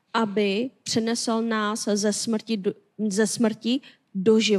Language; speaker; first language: Czech; non-native, fluent; Korean